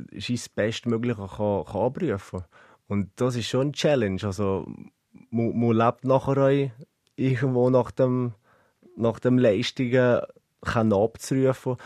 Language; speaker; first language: German; native; German